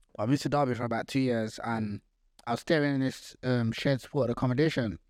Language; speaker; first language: English; early bilingual, other home language; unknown